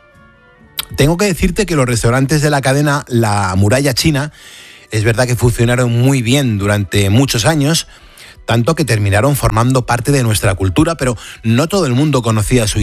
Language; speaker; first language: Spanish; native; Spanish